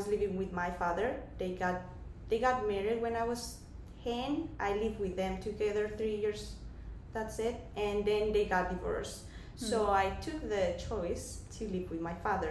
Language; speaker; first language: English; non-native, fluent; Spanish